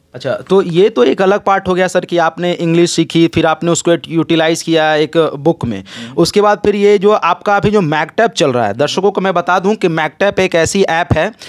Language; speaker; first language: Hindi; native; Hindi